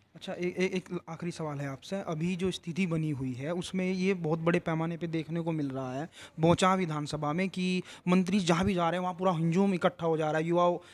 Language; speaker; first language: Hindi; native; Hindi